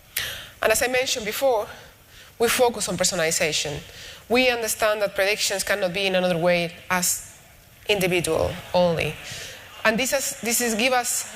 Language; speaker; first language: English; non-native, fluent; Spanish